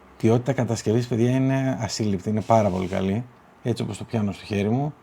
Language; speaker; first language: Greek; native; Greek